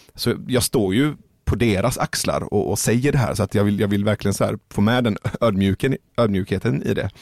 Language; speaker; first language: Swedish; early bilingual, other home language; Persian